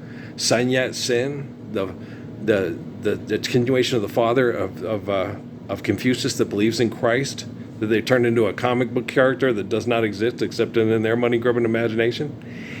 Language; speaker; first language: English; native; English